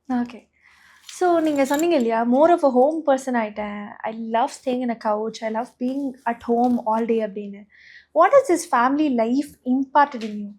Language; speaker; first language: Tamil; native; Tamil